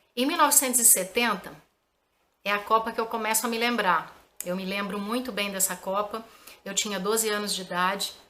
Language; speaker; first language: Portuguese; native; Portuguese